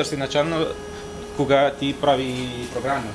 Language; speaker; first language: Bulgarian; non-native, learner; Italian